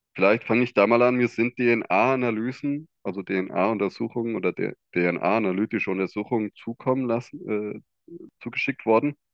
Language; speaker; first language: German; native; German